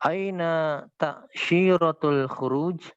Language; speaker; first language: Arabic; non-native, learner; Indonesian